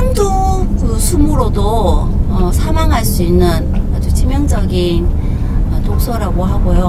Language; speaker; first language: Korean; native; Korean